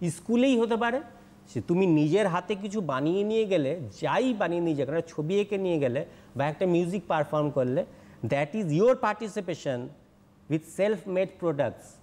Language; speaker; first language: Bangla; native; Bangla